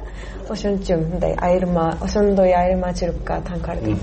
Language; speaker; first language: Kyrgyz; non-native, learner; Japanese